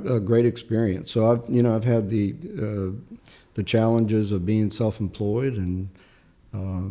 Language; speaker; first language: English; early bilingual, other home language; Italian